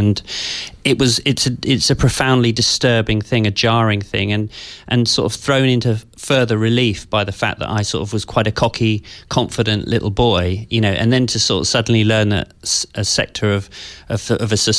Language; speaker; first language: English; native; English